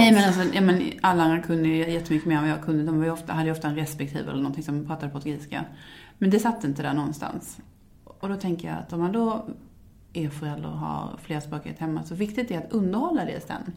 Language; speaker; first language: Swedish; native; Swedish